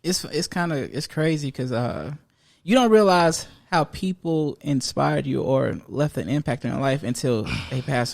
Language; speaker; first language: English; native; English